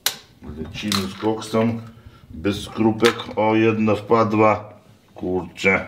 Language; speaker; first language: Polish; non-native, fluent; Lithuanian